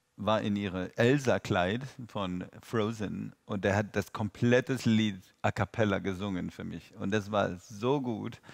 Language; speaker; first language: German; non-native, fluent; English